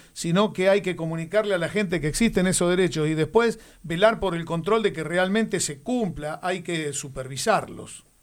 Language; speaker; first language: Spanish; native; Spanish